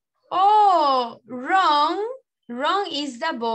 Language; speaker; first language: English; non-native, learner; Spanish